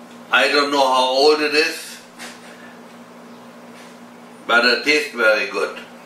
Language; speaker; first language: English; non-native, fluent; German